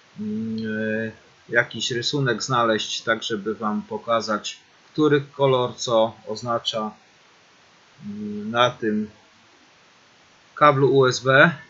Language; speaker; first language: Polish; native; Polish